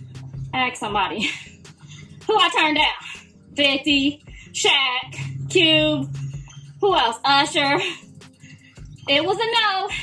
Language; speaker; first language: English; native; English